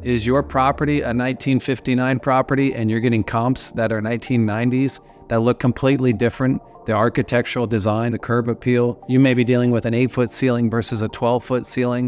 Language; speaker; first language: English; native; English